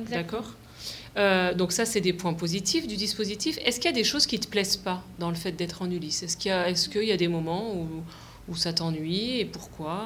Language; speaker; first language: French; native; French